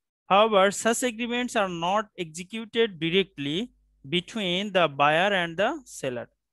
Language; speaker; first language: English; non-native, local second language; Bangla